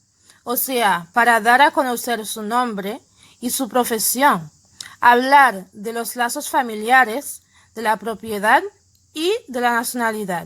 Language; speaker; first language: Spanish; non-native, fluent; Haitian Creole